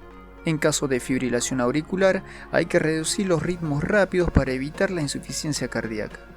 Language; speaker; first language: Spanish; native; Spanish